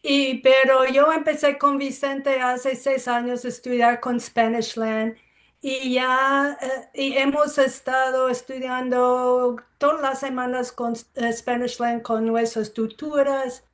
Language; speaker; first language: Spanish; non-native, fluent; English